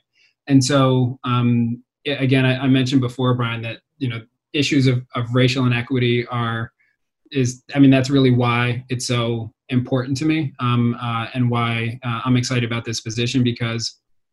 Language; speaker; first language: English; native; English